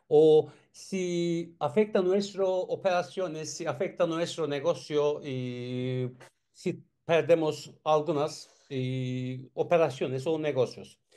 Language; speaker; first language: Spanish; non-native, learner; Turkish